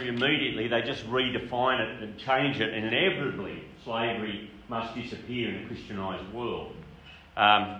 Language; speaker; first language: English; native; English